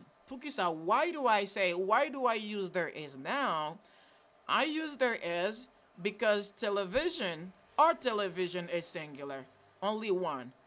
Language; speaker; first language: English; non-native, fluent; Haitian Creole